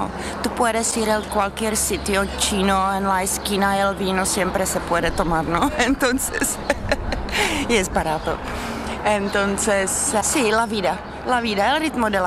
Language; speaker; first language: Spanish; non-native, learner; Czech